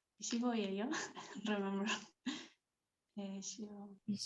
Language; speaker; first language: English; non-native, learner; Spanish